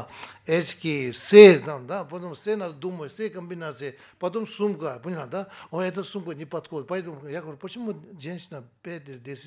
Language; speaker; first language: Russian; non-native, learner; Tibetan